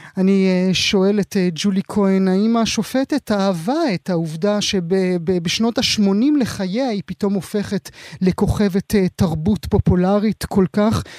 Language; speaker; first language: Hebrew; native; Hebrew